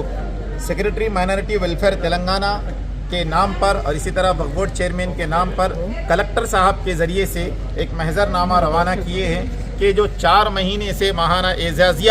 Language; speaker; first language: Urdu; native; Urdu